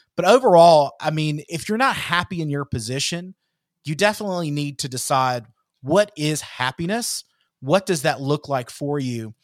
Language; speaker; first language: English; native; English